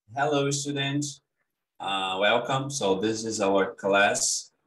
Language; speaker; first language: English; non-native, fluent; Portuguese